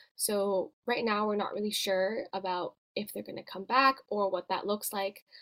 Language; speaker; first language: English; native; English